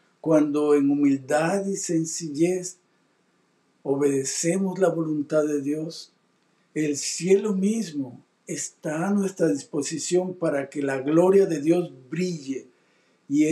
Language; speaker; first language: Spanish; native; Spanish